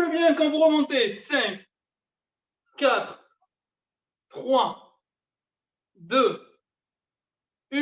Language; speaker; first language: French; native; French